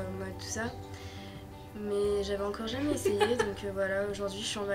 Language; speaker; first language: French; native; French